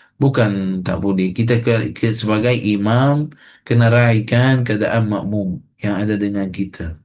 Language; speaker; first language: Malay; non-native, fluent; Arabic